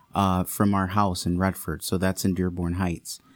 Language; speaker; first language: English; native; English